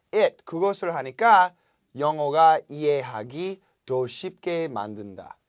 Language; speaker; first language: Korean; non-native, fluent; English